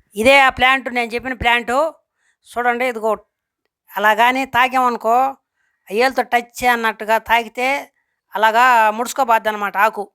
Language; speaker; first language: Telugu; native; Telugu